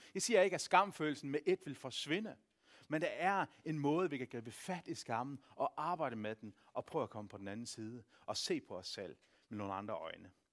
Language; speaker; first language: Danish; native; Danish